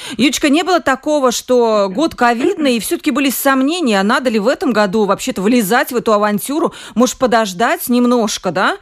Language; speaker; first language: Russian; native; Russian